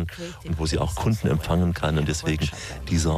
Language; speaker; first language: German; native; German